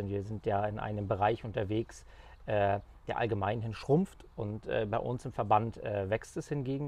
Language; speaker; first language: German; native; German